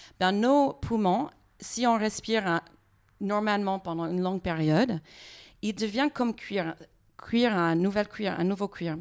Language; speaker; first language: French; non-native, fluent; English